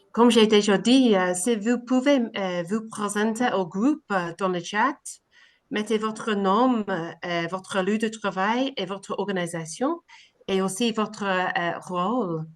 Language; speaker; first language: French; non-native, learner; English